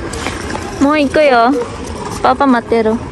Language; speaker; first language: Japanese; non-native, fluent; Cebuano